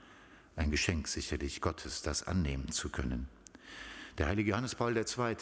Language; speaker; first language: German; native; German